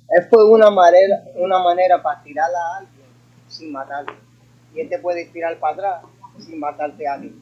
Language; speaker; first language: Spanish; early bilingual, heritage; English